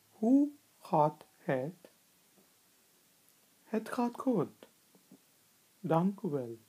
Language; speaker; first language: Dutch; non-native, learner; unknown